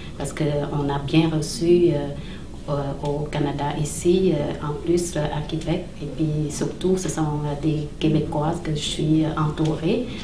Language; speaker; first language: French; non-native, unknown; Khmer